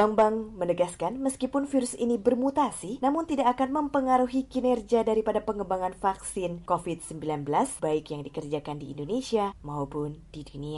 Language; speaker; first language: Indonesian; native; Indonesian